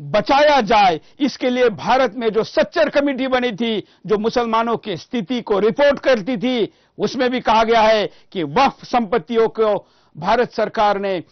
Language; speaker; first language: Hindi; non-native, local second language; Marathi